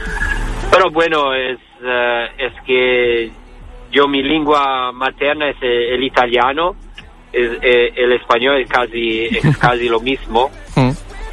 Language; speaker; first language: Spanish; non-native, learner; Italian